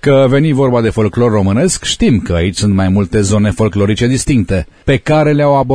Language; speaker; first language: Romanian; native; Romanian